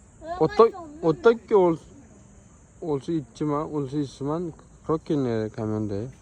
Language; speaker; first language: Korean; non-native, learner; Uzbek